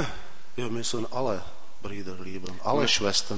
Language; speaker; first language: German; non-native, fluent; Czech